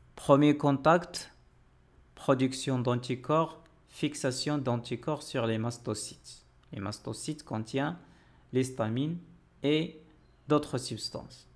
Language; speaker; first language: French; non-native, local second language; Arabic